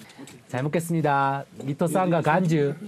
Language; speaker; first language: Korean; native; Korean